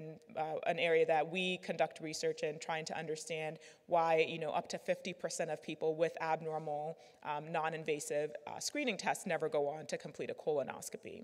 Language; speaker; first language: English; native; English